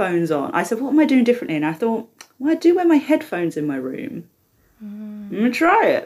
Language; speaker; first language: English; native; English